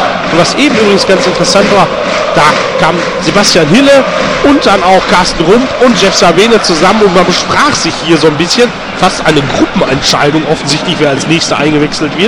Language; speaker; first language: German; native; German